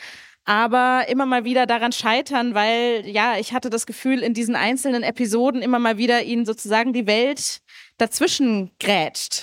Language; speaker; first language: German; native; German